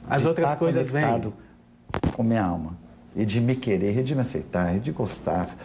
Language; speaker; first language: Portuguese; native; Portuguese